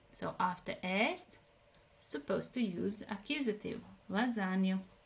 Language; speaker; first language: English; non-native, fluent; Latvian